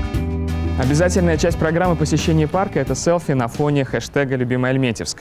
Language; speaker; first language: Russian; native; Russian